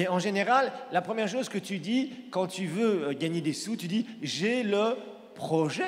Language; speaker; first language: French; native; French